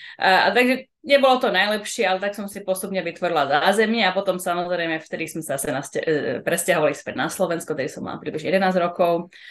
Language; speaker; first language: Slovak; early bilingual, heritage; Slovak